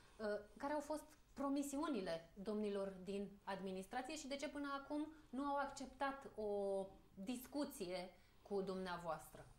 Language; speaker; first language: Romanian; native; Romanian